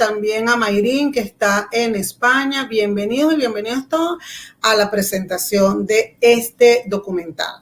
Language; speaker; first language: Spanish; native; Spanish